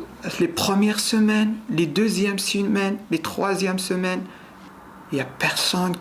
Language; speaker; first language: French; non-native, learner; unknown